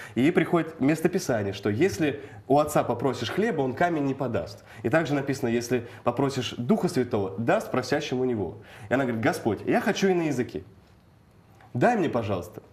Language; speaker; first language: Russian; native; Russian